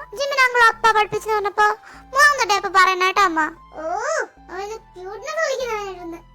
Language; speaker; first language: Malayalam; early bilingual, heritage; Malayalam